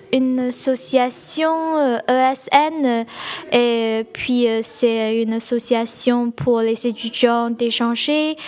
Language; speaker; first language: French; non-native, fluent; Chinese